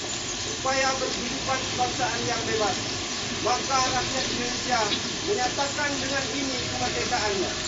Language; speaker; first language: Indonesian; native; Indonesian